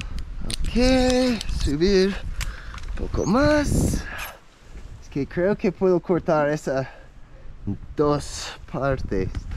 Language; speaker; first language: Spanish; non-native, learner; English